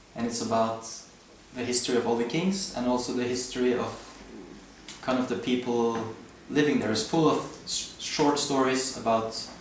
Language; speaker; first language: English; non-native, fluent; Norwegian